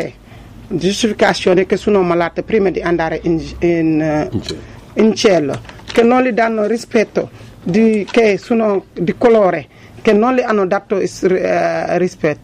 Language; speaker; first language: Italian; non-native, learner; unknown